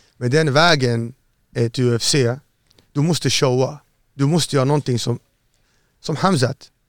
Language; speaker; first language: Swedish; early bilingual, other home language; Arabic